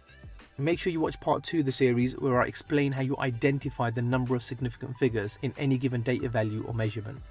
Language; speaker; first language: English; native; English